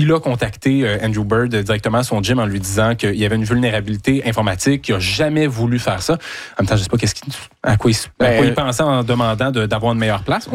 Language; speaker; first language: French; native; French